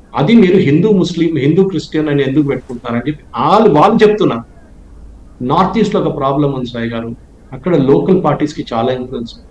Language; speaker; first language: Telugu; non-native, local second language; Malayalam